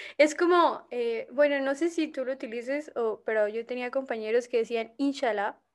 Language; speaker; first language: Spanish; native; Spanish